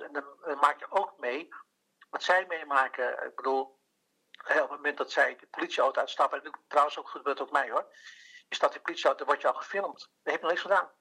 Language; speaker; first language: Dutch; early bilingual, other home language; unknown